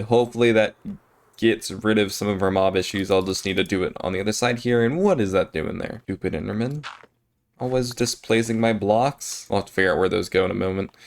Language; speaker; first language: English; native; English